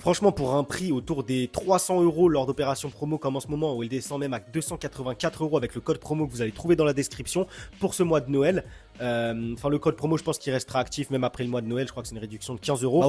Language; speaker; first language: French; native; French